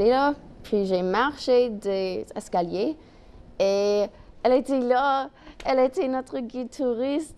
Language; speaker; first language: French; non-native, local second language; English